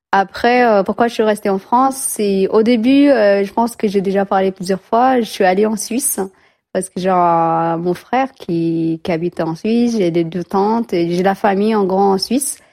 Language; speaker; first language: French; non-native, learner; Tigrinya